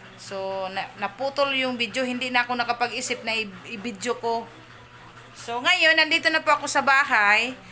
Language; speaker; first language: Filipino; non-native, local second language; Cebuano